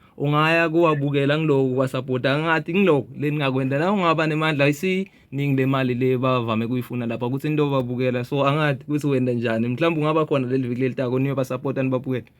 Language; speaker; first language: Zulu; native; Zulu